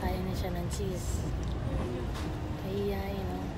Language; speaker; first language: Korean; non-native, learner; Filipino